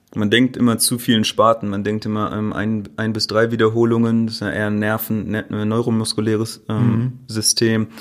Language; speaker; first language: German; native; German